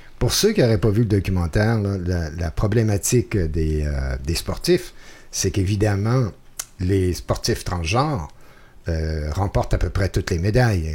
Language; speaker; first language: French; native; French